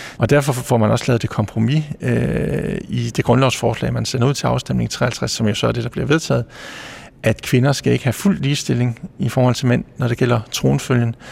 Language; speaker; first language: Danish; native; Danish